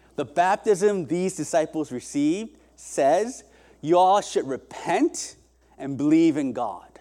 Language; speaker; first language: English; early bilingual, other home language; Korean